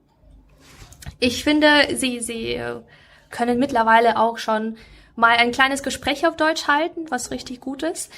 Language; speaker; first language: German; non-native, fluent; Ukrainian